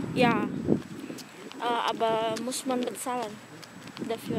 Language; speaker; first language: German; non-native, learner; Indonesian